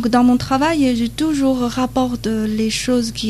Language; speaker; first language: French; non-native, learner; Chinese